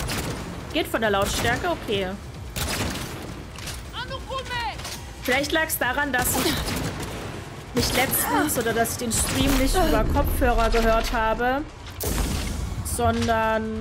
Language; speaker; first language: German; native; German